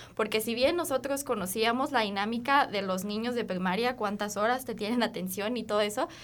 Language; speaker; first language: Spanish; native; Spanish